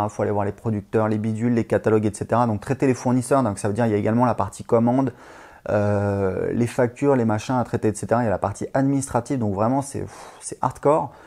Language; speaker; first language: French; native; French